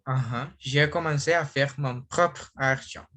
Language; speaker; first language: French; non-native, learner; Spanish